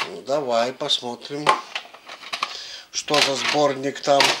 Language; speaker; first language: Russian; native; Russian